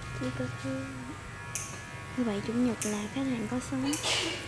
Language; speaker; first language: Vietnamese; native; Vietnamese